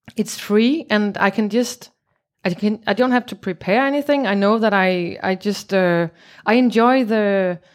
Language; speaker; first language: English; non-native, fluent; Danish